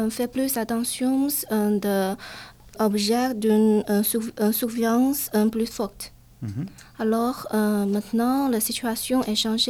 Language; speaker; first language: French; non-native, learner; Chinese